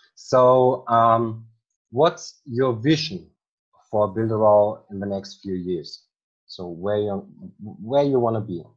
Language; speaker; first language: English; non-native, fluent; German